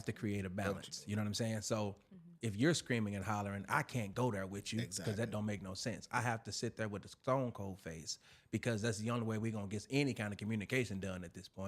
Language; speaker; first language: English; native; English